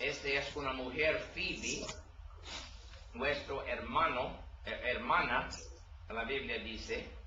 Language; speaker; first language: Spanish; non-native, learner; English